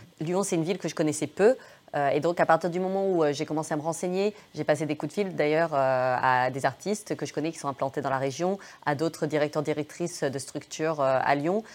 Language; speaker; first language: French; early bilingual, other home language; English